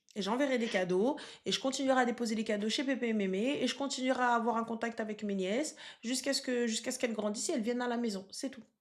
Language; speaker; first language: French; native; French